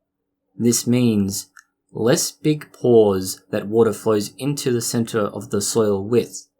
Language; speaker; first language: English; native; English